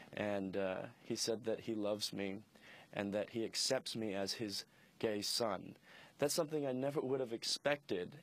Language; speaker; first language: English; native; English